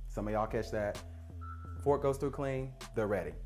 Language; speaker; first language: English; native; English